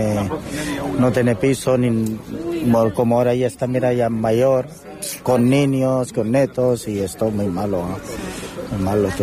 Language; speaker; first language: Spanish; non-native, learner; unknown